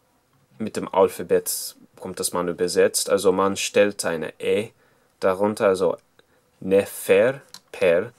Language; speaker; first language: German; non-native, fluent; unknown